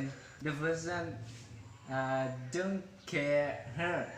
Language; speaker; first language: English; non-native, learner; Hmong